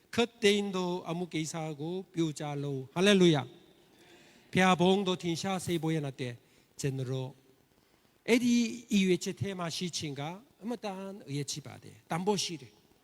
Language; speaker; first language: Burmese; non-native, learner; Korean